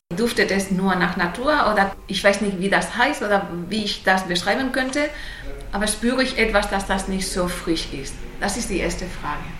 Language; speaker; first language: German; non-native, fluent; Spanish